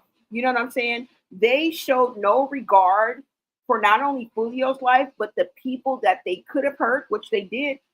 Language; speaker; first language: English; native; English